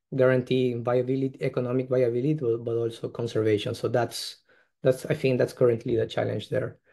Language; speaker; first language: English; non-native, fluent; Spanish